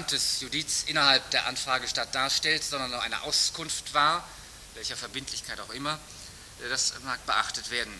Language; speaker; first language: German; native; German